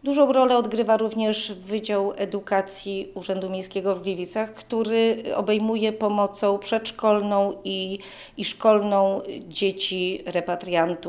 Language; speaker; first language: Polish; native; Polish